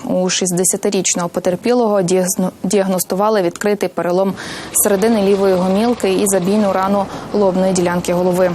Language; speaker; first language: Ukrainian; native; Ukrainian